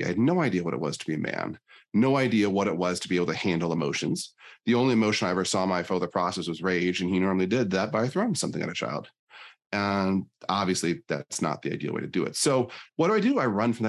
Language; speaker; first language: English; native; English